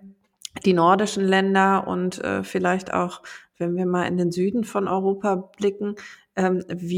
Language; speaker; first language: German; native; German